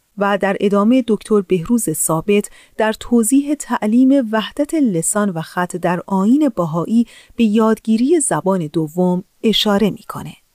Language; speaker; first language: Persian; native; Persian